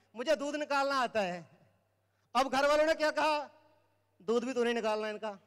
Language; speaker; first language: Hindi; native; Hindi